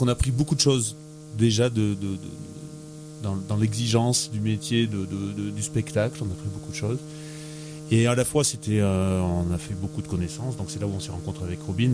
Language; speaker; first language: French; native; French